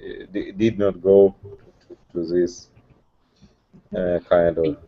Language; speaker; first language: English; non-native, learner; Russian